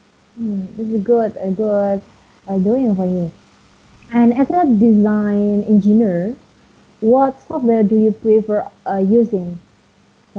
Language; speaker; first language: English; non-native, learner; Indonesian